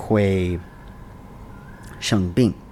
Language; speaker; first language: Chinese; non-native, learner; English